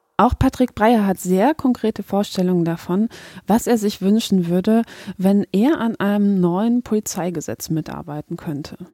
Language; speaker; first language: German; early bilingual, other home language; Polish